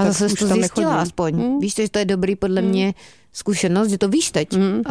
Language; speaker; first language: Czech; native; Czech